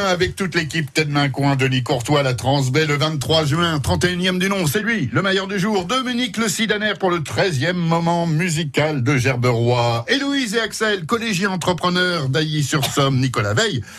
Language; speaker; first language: French; native; French